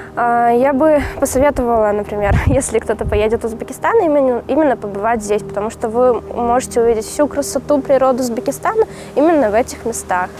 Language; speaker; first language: Russian; non-native, local second language; Uzbek